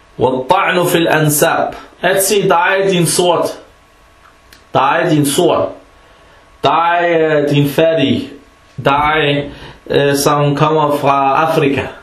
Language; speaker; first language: Danish; early bilingual, other home language; Arabic